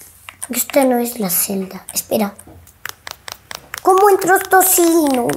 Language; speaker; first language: Spanish; native; Spanish